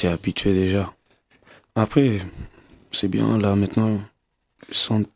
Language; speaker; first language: French; non-native, learner; Kabuverdianu